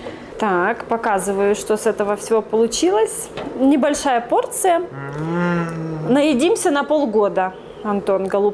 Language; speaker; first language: Russian; native; Russian